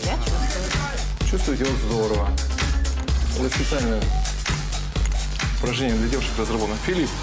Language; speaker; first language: Russian; native; Russian